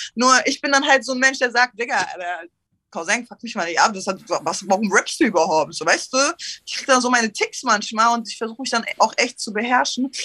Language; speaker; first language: German; early bilingual, other home language; Turkish